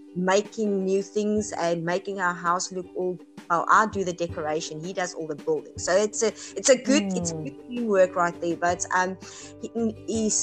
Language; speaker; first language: English; non-native, local second language; Afrikaans